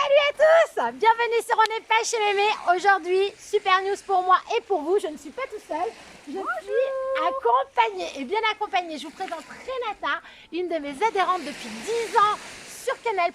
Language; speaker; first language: French; native; French